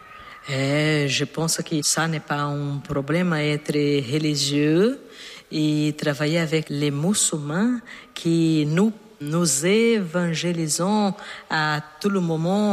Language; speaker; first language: French; non-native, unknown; Portuguese